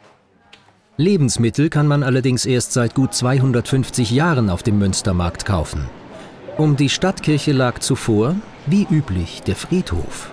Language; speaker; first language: German; native; German